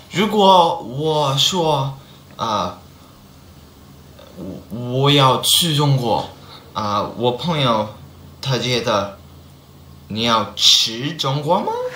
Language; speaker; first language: Chinese; non-native, learner; English